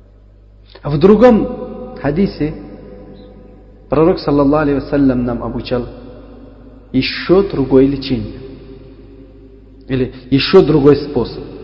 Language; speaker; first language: Russian; non-native, learner; Uzbek